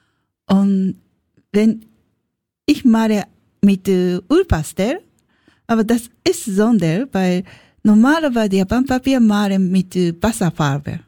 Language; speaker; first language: German; non-native, learner; Japanese